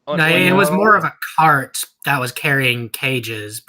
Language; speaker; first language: English; native; English